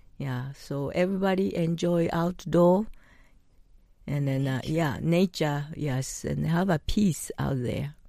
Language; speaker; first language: English; non-native, learner; Japanese